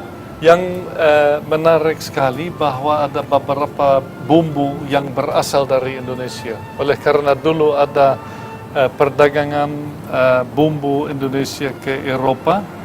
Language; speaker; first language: Indonesian; non-native, fluent; Dutch